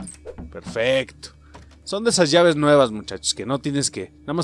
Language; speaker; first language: Spanish; native; Spanish